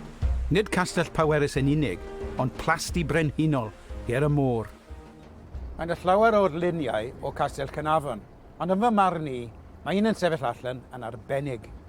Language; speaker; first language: Welsh; native; Welsh